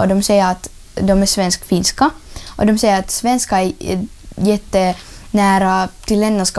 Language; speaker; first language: Swedish; non-native, learner; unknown